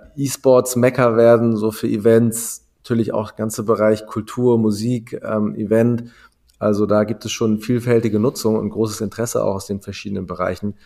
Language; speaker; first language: German; native; German